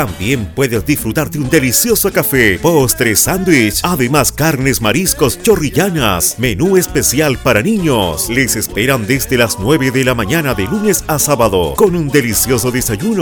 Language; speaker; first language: Spanish; native; Spanish